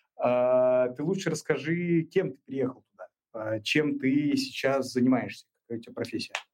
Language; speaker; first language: Russian; native; Russian